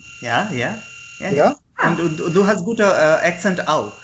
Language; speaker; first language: German; non-native, learner; Marathi